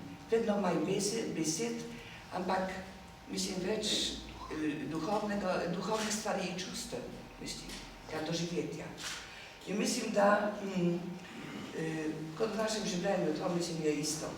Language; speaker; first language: Slovenian; non-native, learner; Polish